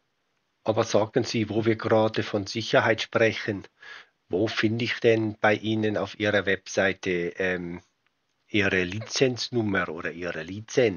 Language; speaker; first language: German; native; German